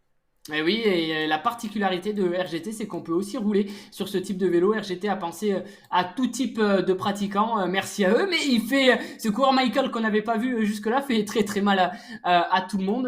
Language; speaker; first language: French; native; French